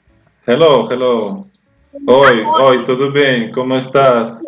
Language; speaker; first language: Portuguese; non-native, fluent; Russian